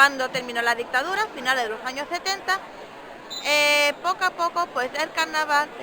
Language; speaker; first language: Spanish; native; Spanish